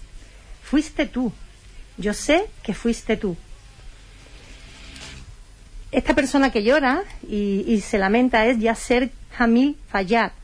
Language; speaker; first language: Spanish; native; Spanish